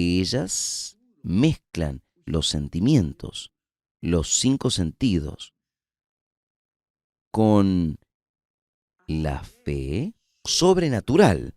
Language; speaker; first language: Spanish; non-native, fluent; Portuguese